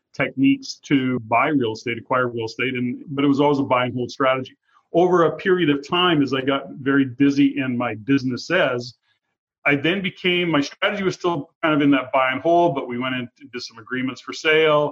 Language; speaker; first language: English; native; English